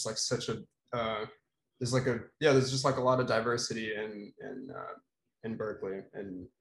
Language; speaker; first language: English; non-native, local second language; Filipino